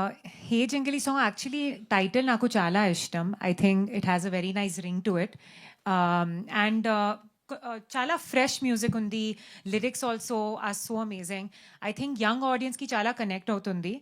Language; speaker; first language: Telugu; non-native, learner; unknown